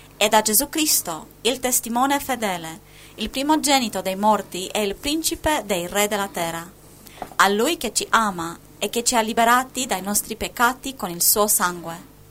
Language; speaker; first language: Italian; non-native, fluent; Spanish